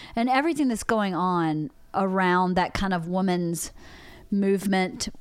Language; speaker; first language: English; native; English